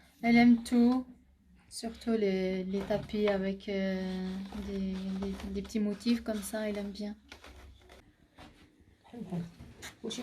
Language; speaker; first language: French; non-native, local second language; Arabic